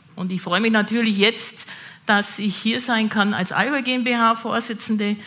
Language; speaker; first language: German; native; German